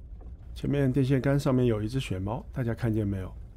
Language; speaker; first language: Chinese; native; Chinese